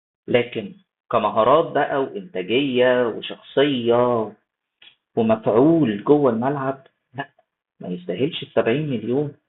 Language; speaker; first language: Arabic; native; Arabic